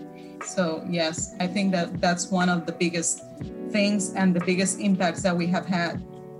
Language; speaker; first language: English; non-native, fluent; Spanish